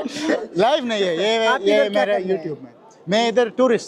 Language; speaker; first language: Hindi; early bilingual, heritage; English